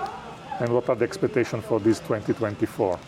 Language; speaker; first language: English; non-native, fluent; Italian